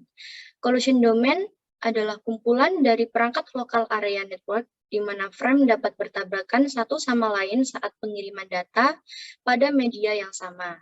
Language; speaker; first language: Indonesian; native; Indonesian